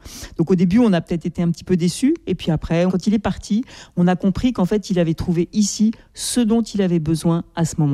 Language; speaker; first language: French; native; French